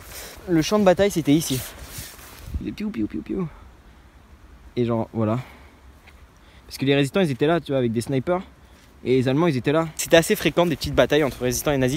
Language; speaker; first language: French; native; French